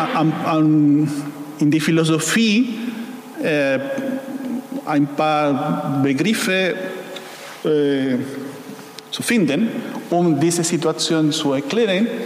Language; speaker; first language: German; non-native, fluent; Spanish